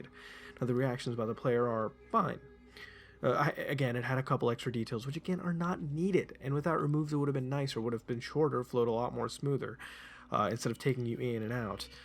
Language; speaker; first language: English; native; English